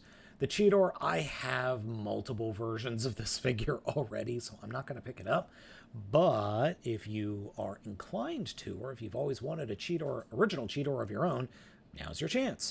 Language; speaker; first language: English; native; English